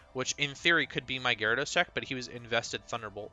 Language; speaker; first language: English; native; English